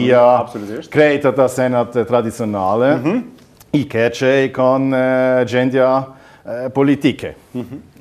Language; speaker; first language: Albanian; non-native, learner; German